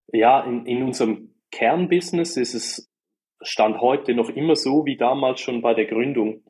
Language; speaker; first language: German; native; German